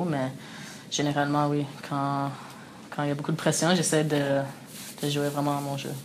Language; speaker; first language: French; early bilingual, other home language; English